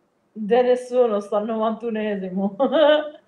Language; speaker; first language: Italian; native; Italian